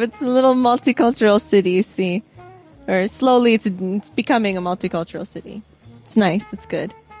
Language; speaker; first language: English; native; English